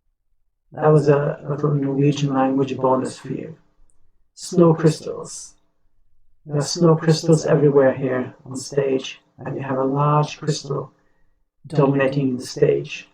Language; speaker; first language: English; non-native, fluent; Norwegian